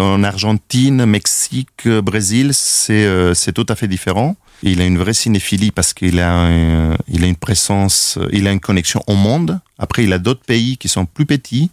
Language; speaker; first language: French; non-native, fluent; Spanish